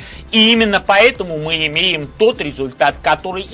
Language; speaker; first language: Russian; non-native, local second language; Armenian